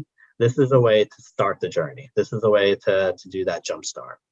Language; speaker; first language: English; native; English